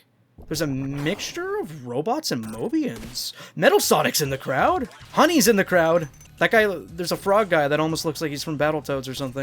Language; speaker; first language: English; native; English